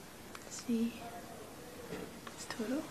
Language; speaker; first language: Spanish; non-native, learner; English